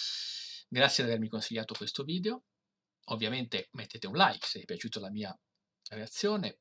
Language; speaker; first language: Italian; native; Italian